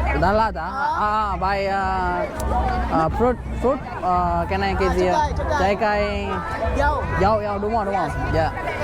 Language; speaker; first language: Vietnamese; non-native, learner; Kannada